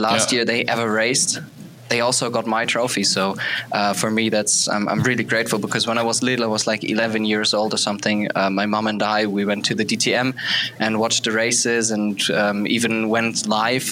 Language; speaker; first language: English; non-native, fluent; German